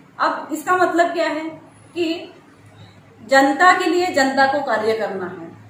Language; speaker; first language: Hindi; non-native, local second language; Marathi